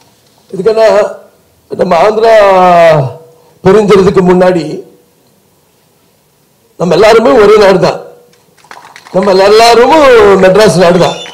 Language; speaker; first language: Tamil; non-native, local second language; Telugu